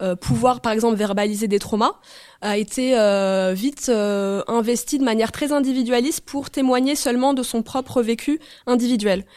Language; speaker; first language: French; early bilingual, other home language; Arabic